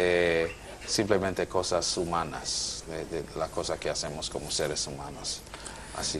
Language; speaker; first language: Spanish; non-native, fluent; English